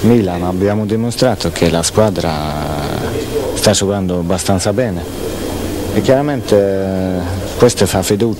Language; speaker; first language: Italian; non-native, fluent; Swedish